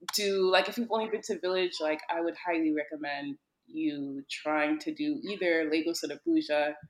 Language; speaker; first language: English; early bilingual, other home language; Yoruba